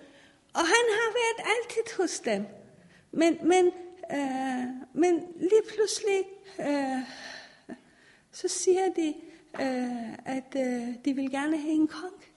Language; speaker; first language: Danish; non-native, fluent; Persian